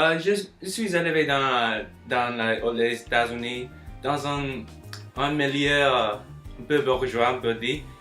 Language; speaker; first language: French; non-native, learner; English